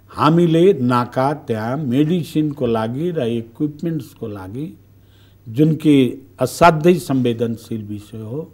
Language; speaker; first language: Nepali; non-native, local second language; Bhojpuri